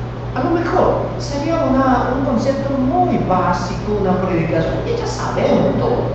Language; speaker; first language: Spanish; non-native, fluent; Korean